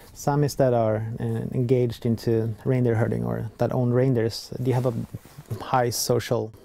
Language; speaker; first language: English; non-native, fluent; Swedish